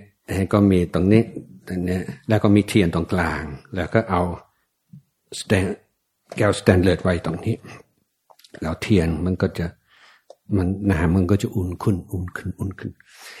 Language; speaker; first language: Thai; non-native, fluent; English